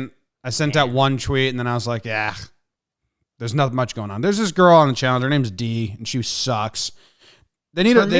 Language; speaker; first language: English; native; English